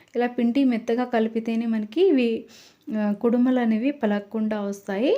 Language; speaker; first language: Telugu; non-native, local second language; Lambadi